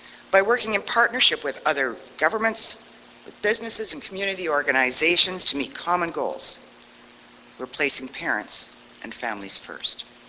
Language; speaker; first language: English; native; English